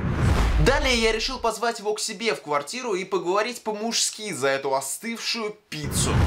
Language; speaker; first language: Russian; native; Russian